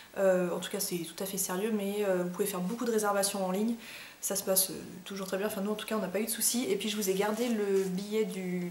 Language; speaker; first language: French; native; French